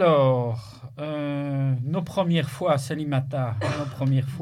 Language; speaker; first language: French; native; French